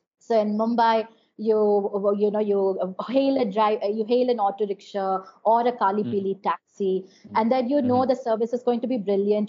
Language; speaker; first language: English; non-native, local second language; Tamil